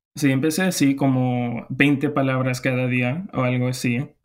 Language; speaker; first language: Spanish; non-native, fluent; English